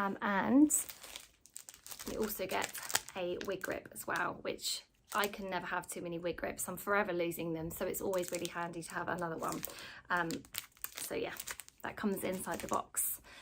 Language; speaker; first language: English; native; English